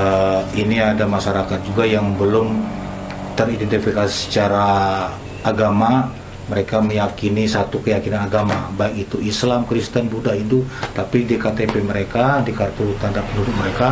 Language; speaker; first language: Malay; native; Malay